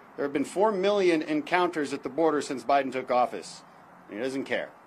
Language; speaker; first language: English; native; English